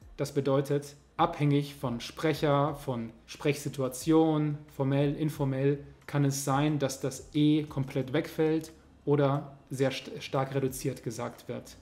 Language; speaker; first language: German; native; German